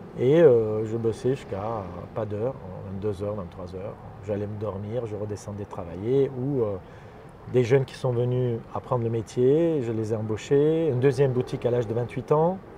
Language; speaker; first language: French; non-native, fluent; Armenian